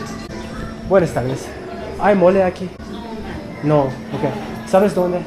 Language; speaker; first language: Spanish; non-native, learner; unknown